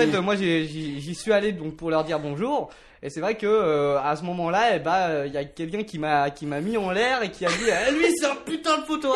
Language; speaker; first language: French; native; French